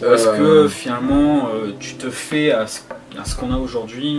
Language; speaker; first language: French; native; French